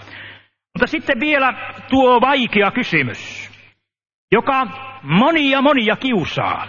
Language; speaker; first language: Finnish; native; Finnish